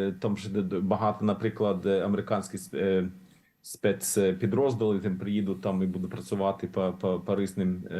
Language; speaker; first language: Ukrainian; non-native, learner; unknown